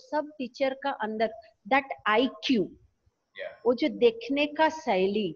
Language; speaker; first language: Hindi; non-native, local second language; Odia